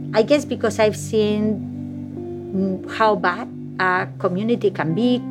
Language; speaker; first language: English; non-native, fluent; Spanish